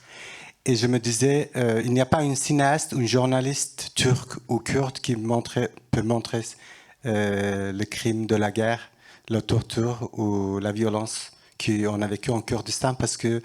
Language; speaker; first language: French; non-native, learner; Kurdish